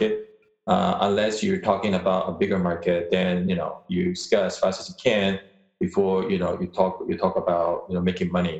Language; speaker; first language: English; non-native, local second language; Chinese